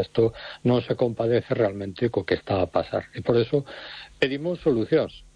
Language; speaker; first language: Galician; non-native, local second language; Spanish